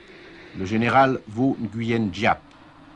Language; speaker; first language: French; native; French